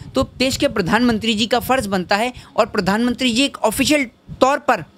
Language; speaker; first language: Hindi; native; Hindi